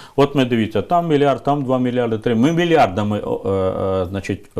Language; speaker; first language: Ukrainian; native; Ukrainian